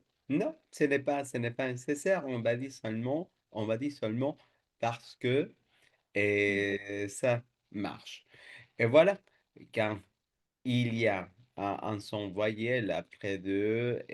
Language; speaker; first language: French; non-native, fluent; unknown